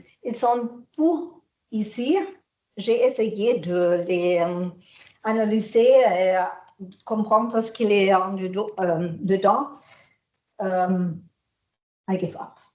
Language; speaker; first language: French; non-native, fluent; German